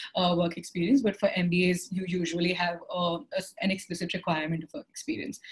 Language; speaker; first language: English; non-native, local second language; Hindi